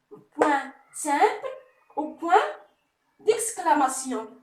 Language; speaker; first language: French; non-native, local second language; Arabic